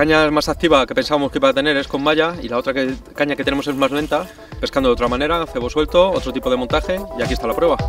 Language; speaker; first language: Spanish; native; Spanish